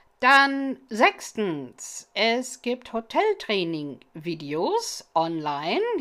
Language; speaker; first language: German; non-native, fluent; English